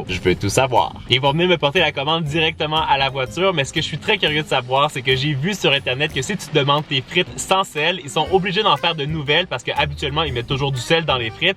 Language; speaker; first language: French; native; French